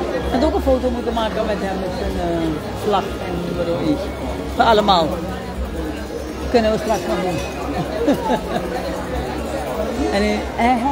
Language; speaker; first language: Dutch; native; Dutch